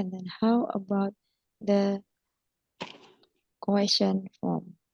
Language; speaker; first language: English; non-native, fluent; Indonesian